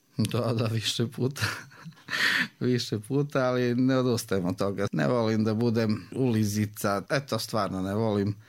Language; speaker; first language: Serbian; native; Serbian